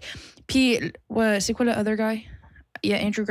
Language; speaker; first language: French; non-native, local second language; English